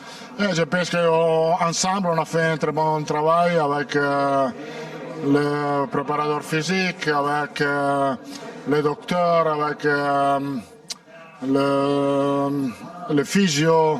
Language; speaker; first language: French; non-native, learner; Italian